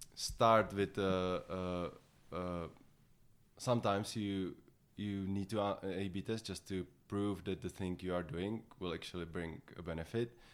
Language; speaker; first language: English; non-native, fluent; Czech